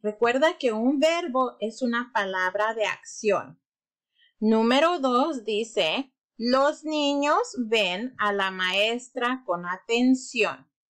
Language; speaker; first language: Spanish; early bilingual, heritage; Spanish